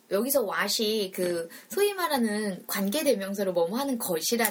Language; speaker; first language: Korean; native; Korean